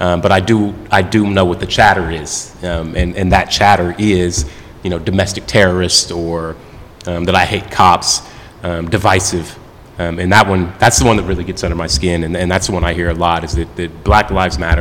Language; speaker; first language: English; native; English